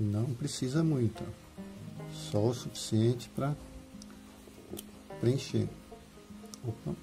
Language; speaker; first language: Portuguese; native; Portuguese